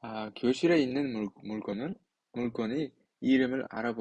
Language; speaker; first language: Korean; non-native, fluent; Uzbek